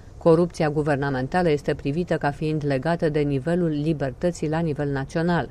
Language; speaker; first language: Romanian; native; Romanian